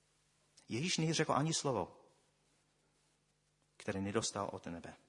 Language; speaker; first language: Czech; non-native, fluent; English